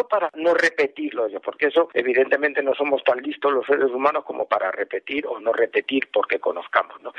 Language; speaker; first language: Spanish; native; Spanish